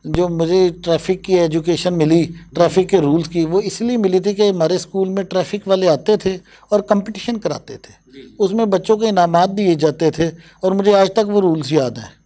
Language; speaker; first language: Urdu; non-native, local second language; Punjabi